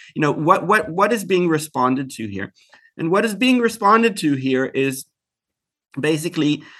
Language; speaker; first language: English; early bilingual, other home language; Hebrew